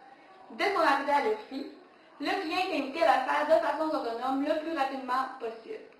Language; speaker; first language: French; native; French